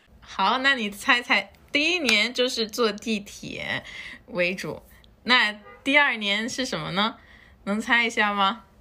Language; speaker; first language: Chinese; non-native, fluent; Spanish